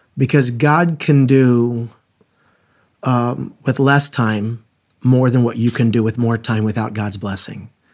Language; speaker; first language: English; native; English